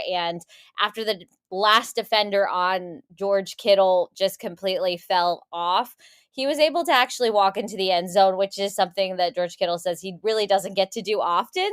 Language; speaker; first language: English; native; English